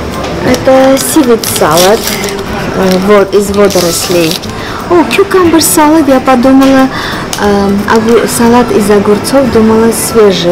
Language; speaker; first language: Russian; non-native, fluent; Armenian